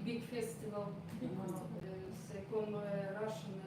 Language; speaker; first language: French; non-native, learner; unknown